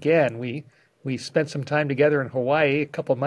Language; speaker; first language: English; native; English